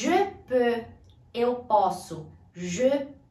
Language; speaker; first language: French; non-native, fluent; Portuguese